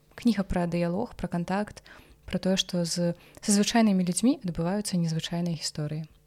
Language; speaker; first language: Belarusian; non-native, local second language; Russian